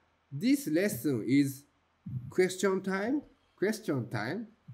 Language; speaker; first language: English; non-native, learner; Japanese